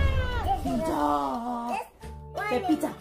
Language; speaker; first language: English; non-native, local second language; Filipino